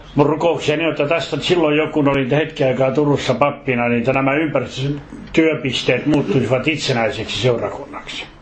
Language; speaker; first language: Finnish; native; Finnish